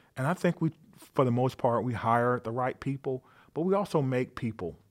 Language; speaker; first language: English; native; English